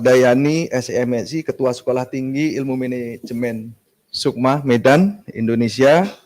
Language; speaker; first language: Indonesian; native; Indonesian